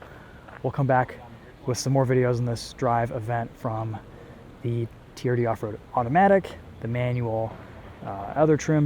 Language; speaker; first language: English; native; English